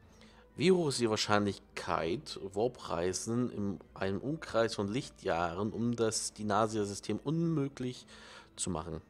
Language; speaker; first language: German; native; German